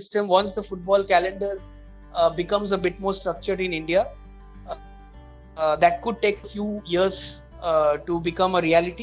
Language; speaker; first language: English; non-native, local second language; Bangla